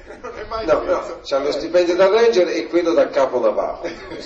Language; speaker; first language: Italian; native; Italian